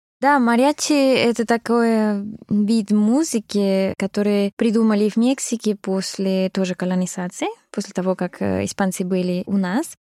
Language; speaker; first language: Russian; non-native, fluent; Spanish